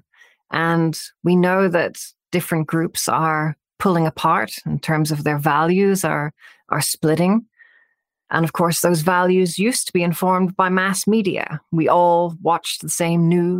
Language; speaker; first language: English; native; English